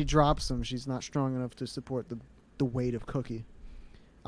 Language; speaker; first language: English; native; English